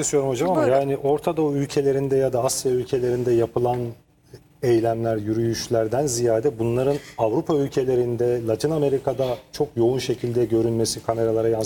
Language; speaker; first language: Turkish; native; Turkish